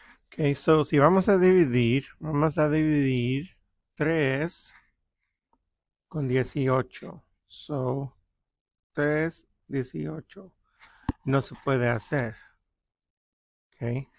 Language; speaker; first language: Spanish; early bilingual, heritage; Spanish